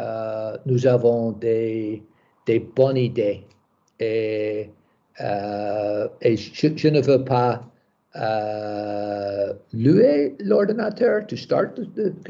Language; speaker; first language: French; non-native, learner; English